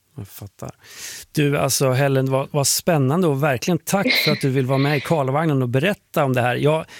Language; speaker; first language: Swedish; native; Swedish